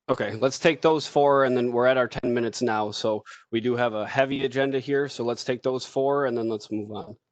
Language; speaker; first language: English; native; English